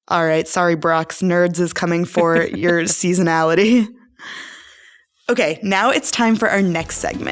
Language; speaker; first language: English; native; English